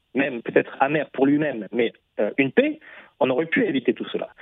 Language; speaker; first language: French; non-native, fluent; Russian